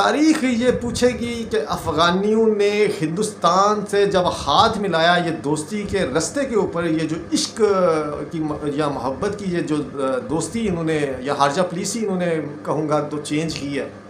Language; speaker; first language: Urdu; non-native, local second language; Punjabi